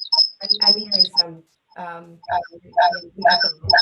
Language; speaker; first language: English; native; English